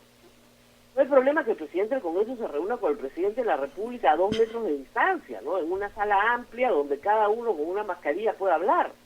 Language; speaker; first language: Spanish; native; Spanish